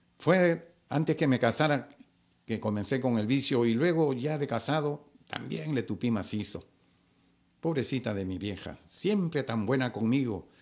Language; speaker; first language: Spanish; native; Spanish